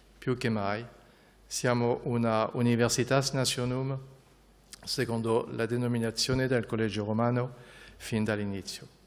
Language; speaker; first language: Italian; non-native, fluent; French